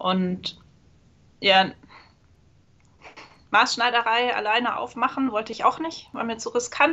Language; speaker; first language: German; native; German